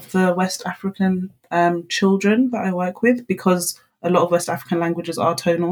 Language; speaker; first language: English; non-native, local second language; Akan